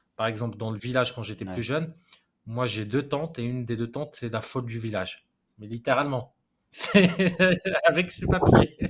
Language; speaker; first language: French; non-native, local second language; Arabic